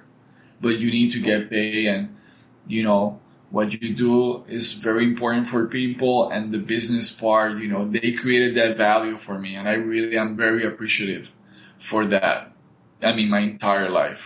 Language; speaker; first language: English; non-native, fluent; Spanish